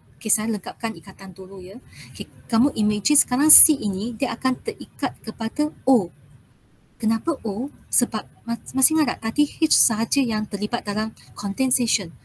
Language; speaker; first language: Malay; non-native, local second language; Chinese